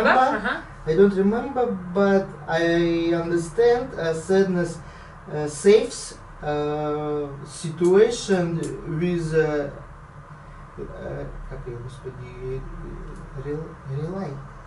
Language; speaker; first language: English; non-native, learner; Russian